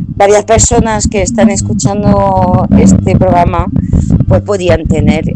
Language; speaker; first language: Spanish; non-native, fluent; French